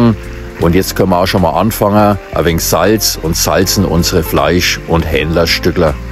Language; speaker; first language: German; native; German